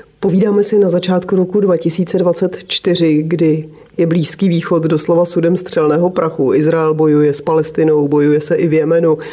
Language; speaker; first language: Czech; native; Czech